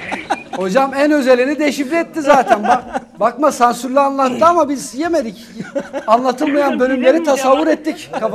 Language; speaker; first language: Turkish; native; Turkish